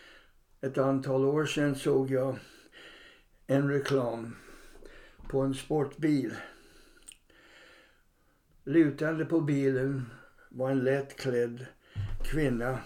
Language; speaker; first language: Swedish; non-native, fluent; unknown